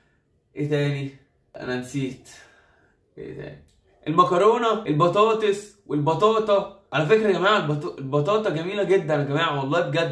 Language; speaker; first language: Arabic; native; Arabic